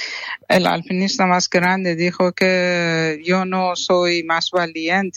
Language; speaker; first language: Spanish; non-native, fluent; Persian